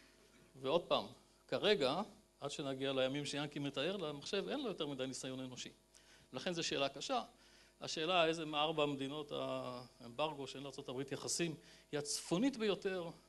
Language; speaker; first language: Hebrew; native; Hebrew